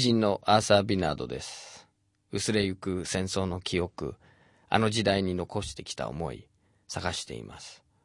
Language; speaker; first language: Japanese; non-native, fluent; English